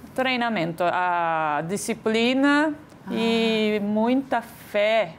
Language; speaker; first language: Portuguese; non-native, fluent; Japanese